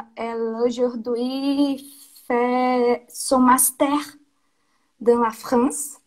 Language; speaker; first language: French; non-native, learner; Portuguese